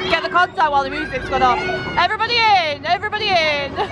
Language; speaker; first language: English; native; English